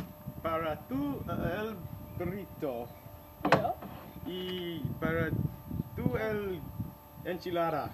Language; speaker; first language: Spanish; non-native, learner; English